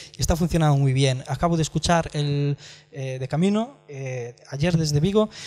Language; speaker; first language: Spanish; non-native, fluent; Romanian